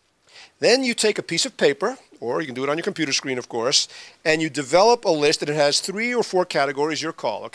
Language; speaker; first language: English; native; English